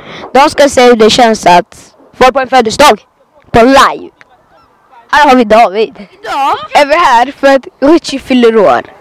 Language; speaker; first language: Swedish; early bilingual, other home language; Lingala